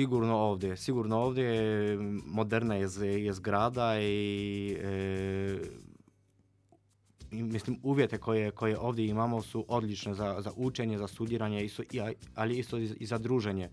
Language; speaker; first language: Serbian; non-native, fluent; Polish